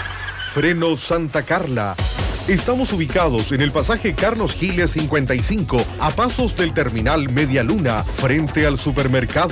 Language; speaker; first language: Spanish; native; Spanish